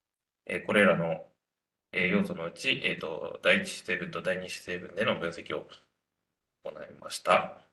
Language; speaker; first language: Japanese; native; Japanese